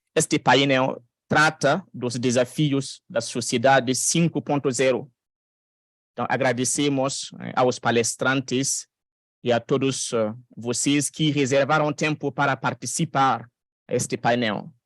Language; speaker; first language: Portuguese; non-native, fluent; French